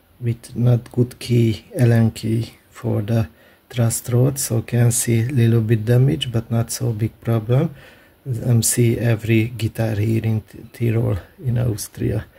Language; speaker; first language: English; non-native, learner; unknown